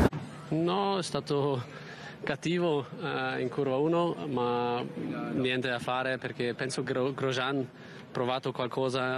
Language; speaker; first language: Italian; non-native, fluent; German